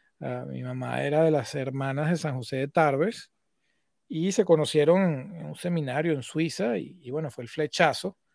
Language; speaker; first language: Spanish; native; Spanish